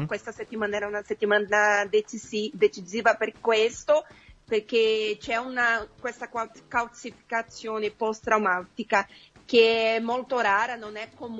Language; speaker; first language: Italian; non-native, fluent; Portuguese